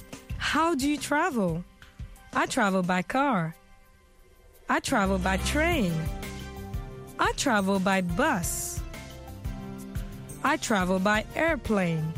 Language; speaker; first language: English; non-native, fluent; French